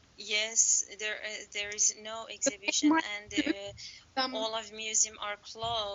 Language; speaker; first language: English; non-native, learner; Persian